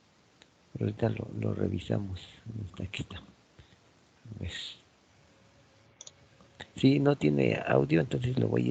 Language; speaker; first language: Spanish; native; Spanish